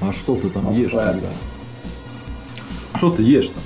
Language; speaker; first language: Russian; native; Russian